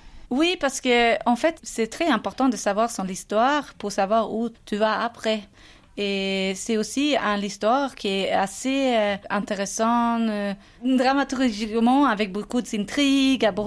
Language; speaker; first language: French; non-native, fluent; Swedish